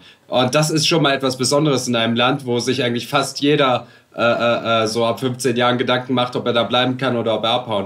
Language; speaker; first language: German; native; German